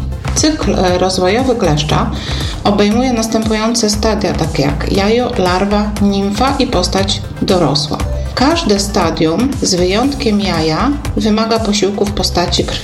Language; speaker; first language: Polish; native; Polish